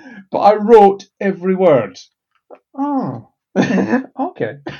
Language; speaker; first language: English; native; English